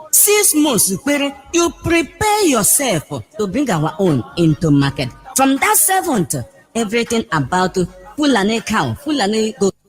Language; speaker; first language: Nigerian Pidgin; non-native, local second language; Igbo